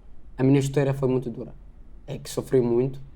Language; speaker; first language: Portuguese; non-native, learner; Arabic